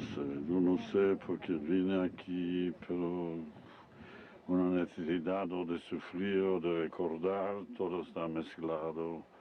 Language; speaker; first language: Spanish; non-native, learner; Yiddish